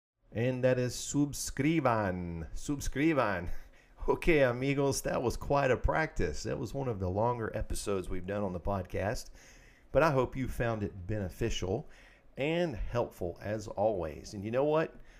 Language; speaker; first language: English; native; English